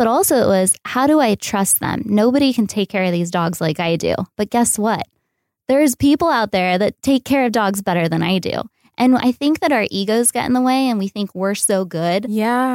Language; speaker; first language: English; native; English